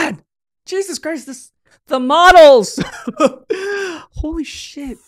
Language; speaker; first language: English; native; English